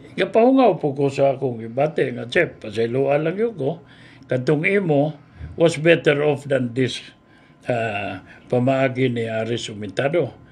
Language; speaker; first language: Cebuano; native; Cebuano